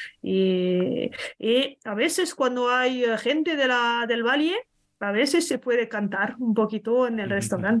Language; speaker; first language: Spanish; non-native, learner; French